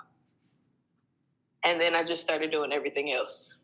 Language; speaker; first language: English; native; English